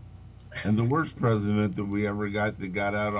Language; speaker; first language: English; native; English